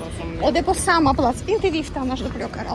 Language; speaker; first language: Swedish; non-native, learner; Russian